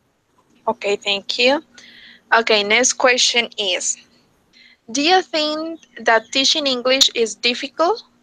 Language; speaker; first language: English; non-native, fluent; Spanish